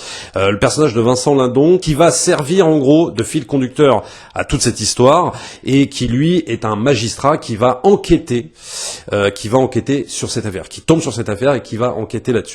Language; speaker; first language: French; native; French